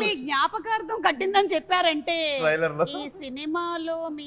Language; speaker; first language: Telugu; native; Telugu